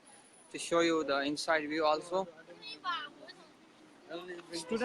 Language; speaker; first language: English; non-native, fluent; Urdu